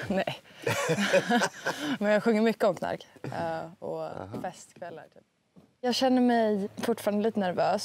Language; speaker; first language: Swedish; native; Swedish